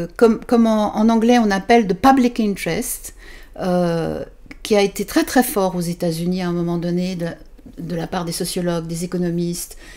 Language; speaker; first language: French; native; French